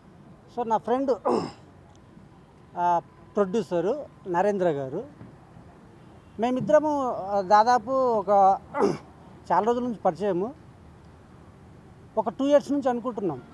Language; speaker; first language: Telugu; native; Telugu